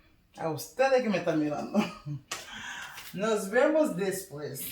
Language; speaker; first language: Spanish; non-native, learner; Haitian Creole